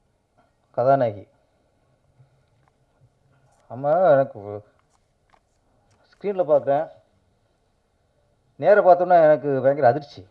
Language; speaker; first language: Tamil; native; Tamil